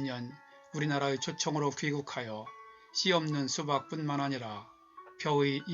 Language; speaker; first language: Korean; native; Korean